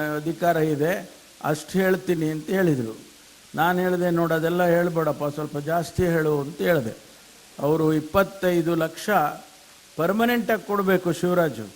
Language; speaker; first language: Kannada; native; Kannada